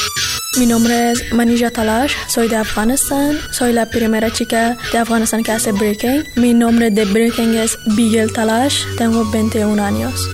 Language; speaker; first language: Spanish; non-native, learner; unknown